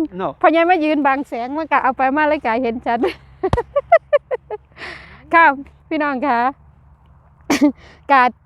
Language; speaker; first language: Thai; non-native, local second language; Lao